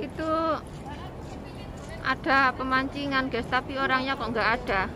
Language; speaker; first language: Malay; non-native, local second language; Javanese